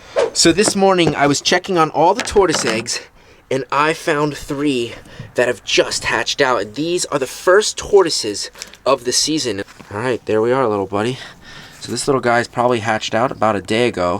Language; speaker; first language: English; native; English